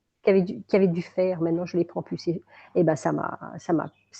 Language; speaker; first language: French; native; French